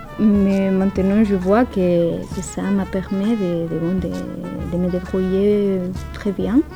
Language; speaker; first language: French; non-native, fluent; Spanish